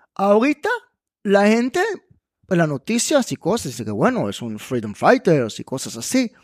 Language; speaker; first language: Spanish; non-native, fluent; Hebrew